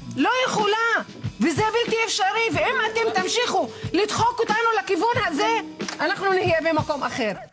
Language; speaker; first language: Hebrew; non-native, local second language; Arabic